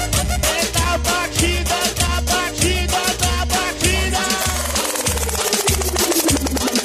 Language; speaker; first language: Portuguese; native; Portuguese